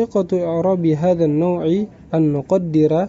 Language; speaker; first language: Arabic; non-native, fluent; Indonesian